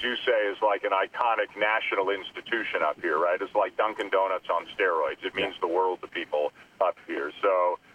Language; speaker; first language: English; native; English